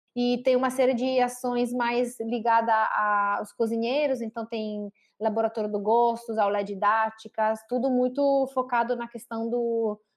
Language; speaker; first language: Portuguese; non-native, fluent; Italian